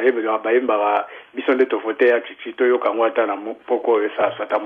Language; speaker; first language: Lingala; native; Lingala